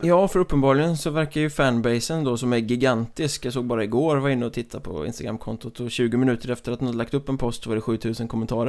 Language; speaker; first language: Swedish; native; Swedish